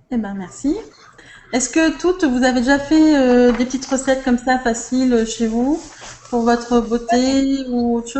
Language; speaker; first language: French; native; French